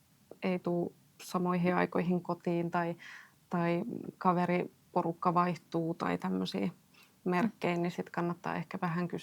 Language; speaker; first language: Finnish; native; Finnish